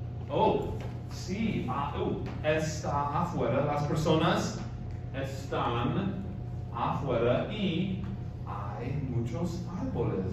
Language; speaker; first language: Spanish; non-native, fluent; English